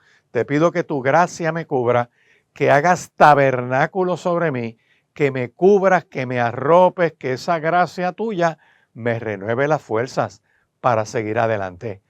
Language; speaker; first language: Spanish; native; Spanish